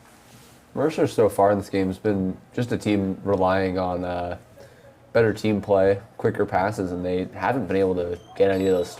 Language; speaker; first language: English; native; English